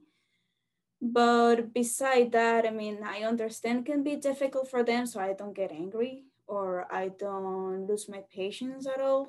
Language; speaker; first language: English; non-native, fluent; Spanish